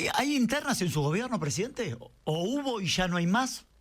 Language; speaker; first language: Spanish; native; Spanish